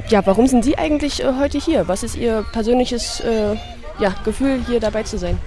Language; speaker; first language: German; native; German